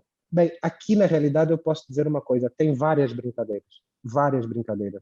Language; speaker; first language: Portuguese; native; Portuguese